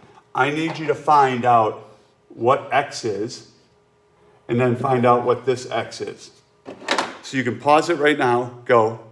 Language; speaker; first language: English; native; English